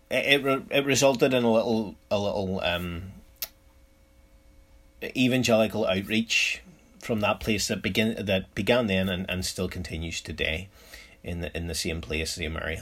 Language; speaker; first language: English; native; English